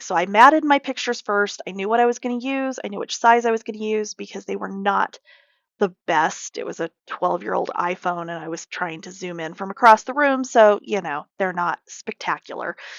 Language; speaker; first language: English; native; English